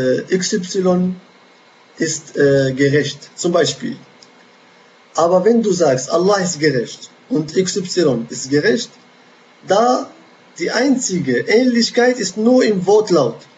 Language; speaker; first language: German; non-native, fluent; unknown